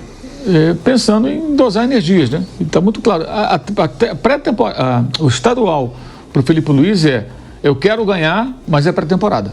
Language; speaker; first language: Portuguese; native; Portuguese